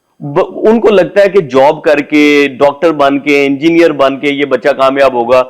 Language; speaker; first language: Urdu; non-native, local second language; Punjabi